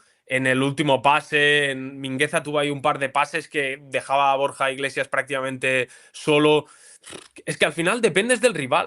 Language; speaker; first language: Spanish; native; Spanish